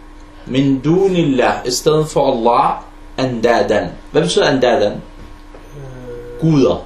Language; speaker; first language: Danish; non-native, fluent; Arabic